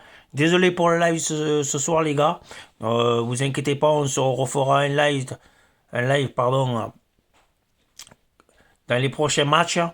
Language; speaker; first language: French; native; French